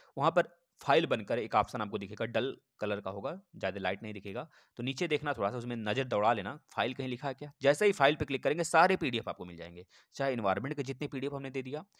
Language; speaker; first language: Hindi; native; Hindi